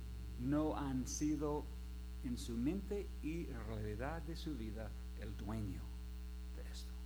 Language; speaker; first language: Spanish; non-native, fluent; English